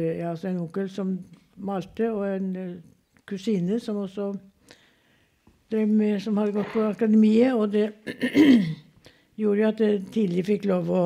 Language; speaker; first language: Norwegian; native; Norwegian